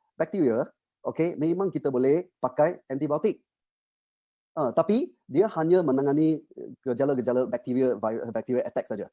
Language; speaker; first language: Malay; non-native, local second language; Chinese